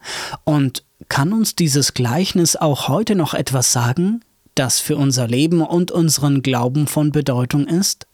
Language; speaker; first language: German; native; German